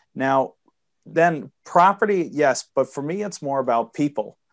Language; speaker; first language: English; early bilingual, heritage; Swedish